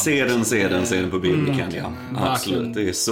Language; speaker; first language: Swedish; native; Swedish